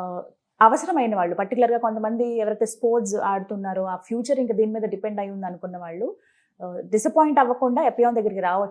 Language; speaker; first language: Telugu; native; Telugu